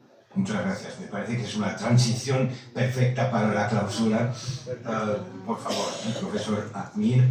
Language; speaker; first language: Spanish; non-native, fluent; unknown